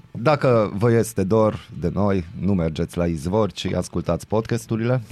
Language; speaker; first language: Romanian; native; Romanian